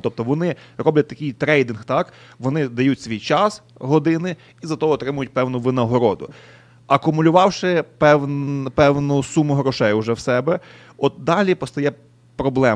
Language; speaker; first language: Ukrainian; native; Ukrainian